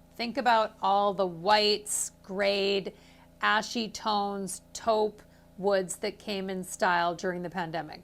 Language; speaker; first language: English; native; English